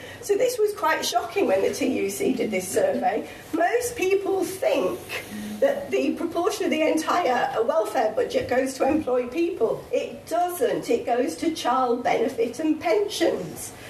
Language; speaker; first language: English; native; English